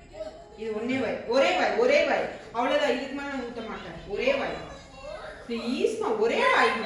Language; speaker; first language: Tamil; native; Tamil